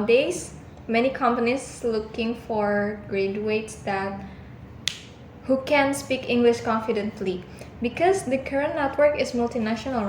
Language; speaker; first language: English; non-native, learner; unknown